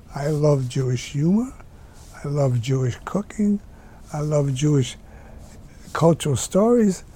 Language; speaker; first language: English; native; English